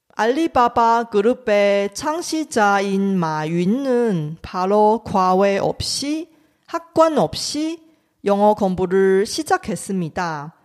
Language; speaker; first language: Korean; non-native, fluent; Chinese